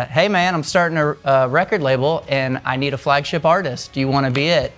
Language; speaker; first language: English; native; English